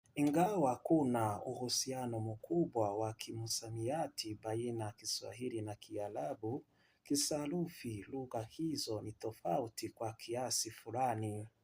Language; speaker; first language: Swahili; non-native, local second language; Kinyarwanda